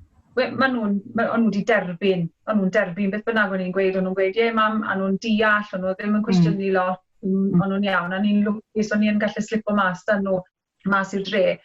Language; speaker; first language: Welsh; native; Welsh